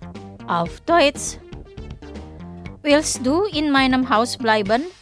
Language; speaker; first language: German; non-native, fluent; Indonesian